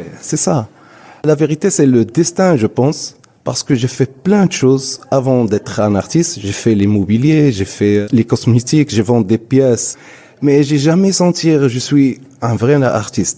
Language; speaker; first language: French; non-native, local second language; Arabic